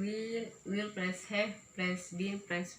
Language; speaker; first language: English; non-native, learner; Indonesian